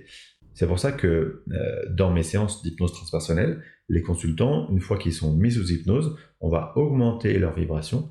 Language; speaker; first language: French; native; French